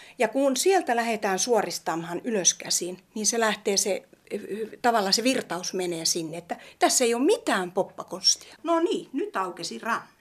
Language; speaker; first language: Finnish; native; Finnish